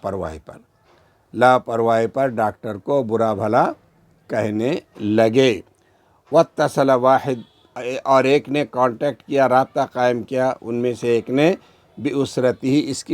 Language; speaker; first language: Urdu; native; Urdu